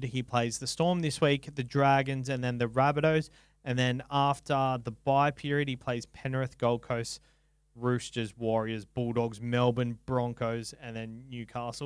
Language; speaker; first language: English; native; English